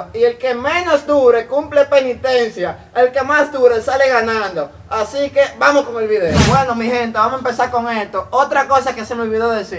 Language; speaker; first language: Spanish; native; Spanish